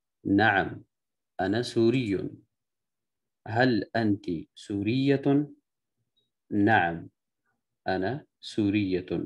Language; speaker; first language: Arabic; non-native, fluent; Urdu